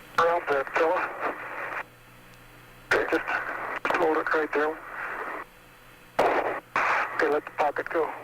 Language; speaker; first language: English; native; English